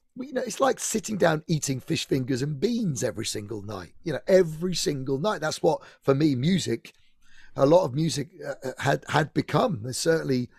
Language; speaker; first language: English; native; English